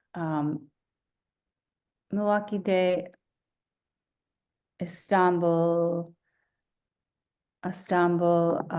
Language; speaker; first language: Turkish; non-native, learner; English